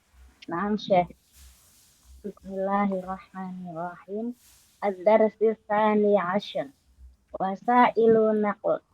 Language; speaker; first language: Arabic; non-native, learner; Indonesian